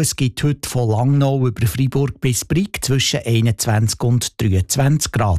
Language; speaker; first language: German; native; German